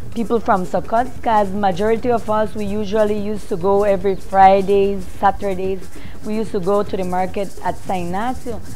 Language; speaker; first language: English; native; English